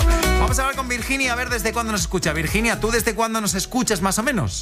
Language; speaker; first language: Spanish; native; Spanish